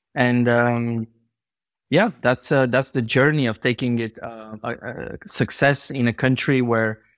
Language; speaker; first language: English; non-native, fluent; Bulgarian